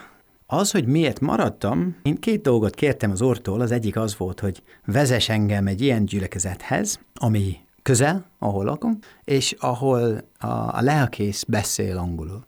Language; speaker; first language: Hungarian; non-native, fluent; English